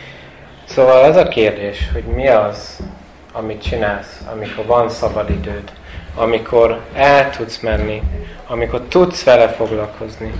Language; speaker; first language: Hungarian; non-native, fluent; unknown